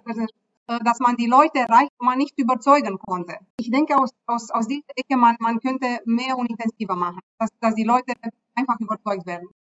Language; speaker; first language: German; non-native, fluent; Romanian